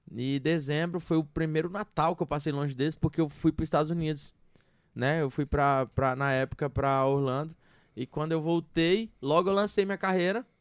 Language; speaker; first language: Portuguese; native; Portuguese